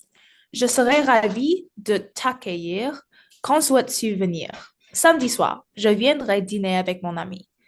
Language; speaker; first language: French; non-native, learner; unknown